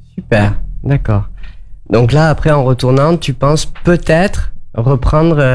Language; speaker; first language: French; native; French